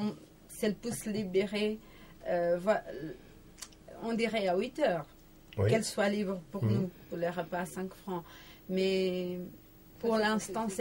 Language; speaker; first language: French; non-native, learner; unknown